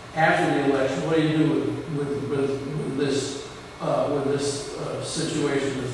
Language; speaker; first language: English; native; English